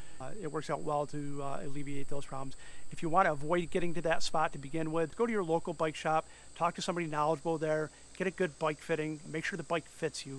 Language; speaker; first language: English; native; English